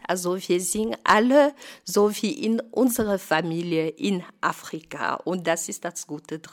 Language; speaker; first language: German; non-native, fluent; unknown